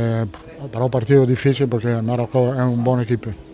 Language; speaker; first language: Portuguese; non-native, fluent; Italian